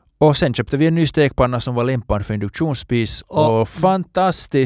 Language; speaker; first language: Swedish; native; Swedish